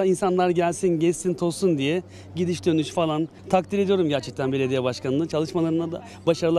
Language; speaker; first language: Turkish; native; Turkish